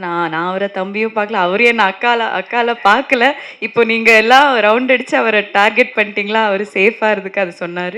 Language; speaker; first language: Tamil; non-native, local second language; Malayalam